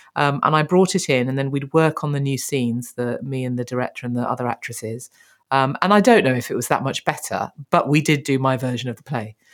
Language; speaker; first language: English; native; English